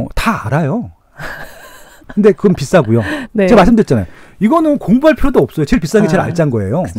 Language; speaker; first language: Korean; native; Korean